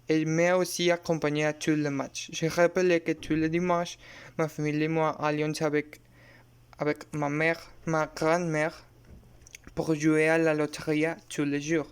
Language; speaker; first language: French; non-native, learner; Spanish